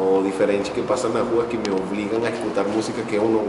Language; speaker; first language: Portuguese; non-native, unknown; Spanish